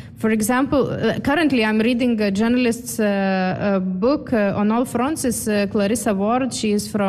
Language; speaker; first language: English; non-native, fluent; Lithuanian